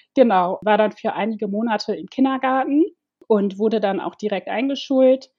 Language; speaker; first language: German; early bilingual, other home language; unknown